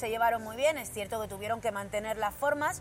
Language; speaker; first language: Spanish; native; Spanish